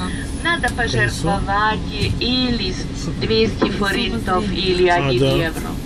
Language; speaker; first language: Russian; non-native, fluent; Hungarian